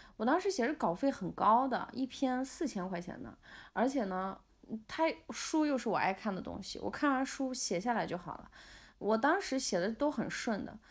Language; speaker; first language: Chinese; non-native, local second language; Uyghur